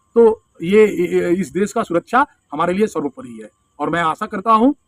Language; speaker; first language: Hindi; non-native, local second language; Bangla